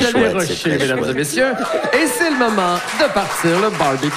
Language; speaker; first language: French; native; French